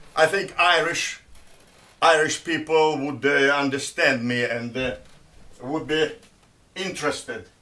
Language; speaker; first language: English; non-native, fluent; Ukrainian